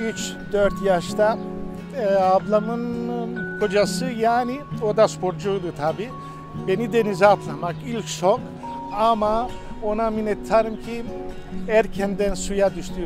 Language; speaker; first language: Turkish; non-native, local second language; Greek